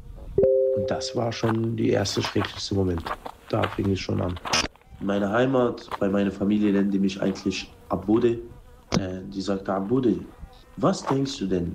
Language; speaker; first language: German; non-native, fluent; Arabic